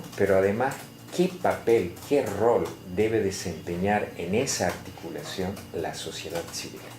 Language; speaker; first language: Spanish; native; Spanish